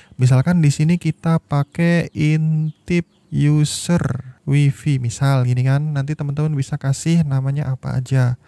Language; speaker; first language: Indonesian; native; Indonesian